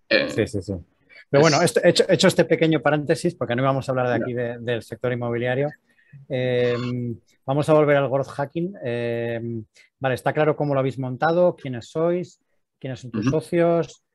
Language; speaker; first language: Spanish; native; Spanish